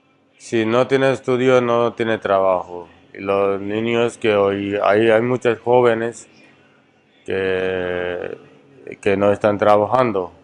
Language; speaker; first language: Spanish; non-native, fluent; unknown